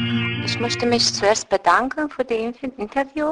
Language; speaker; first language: German; non-native, fluent; Persian